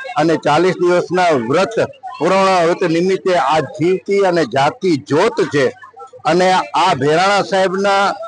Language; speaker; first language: Gujarati; non-native, local second language; Sindhi